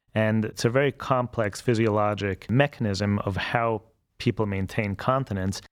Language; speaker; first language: English; non-native, fluent; German